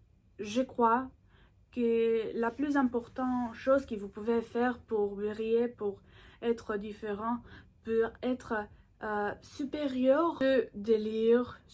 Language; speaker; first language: French; non-native, learner; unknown